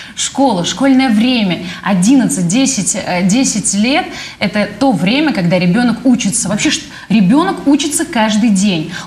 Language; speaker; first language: Russian; native; Russian